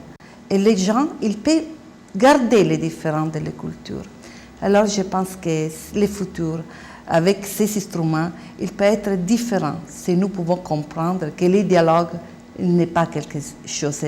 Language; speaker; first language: French; non-native, learner; Italian